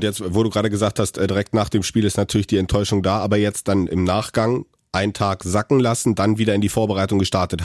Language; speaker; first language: German; native; German